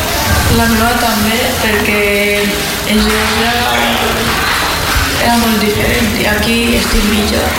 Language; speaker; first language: Catalan; non-native, learner; Georgian